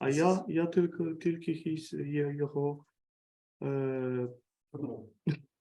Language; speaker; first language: Ukrainian; non-native, fluent; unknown